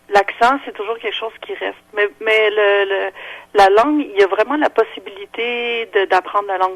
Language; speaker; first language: French; non-native, local second language; English